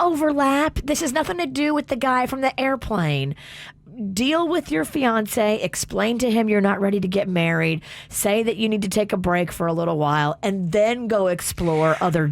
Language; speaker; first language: English; native; English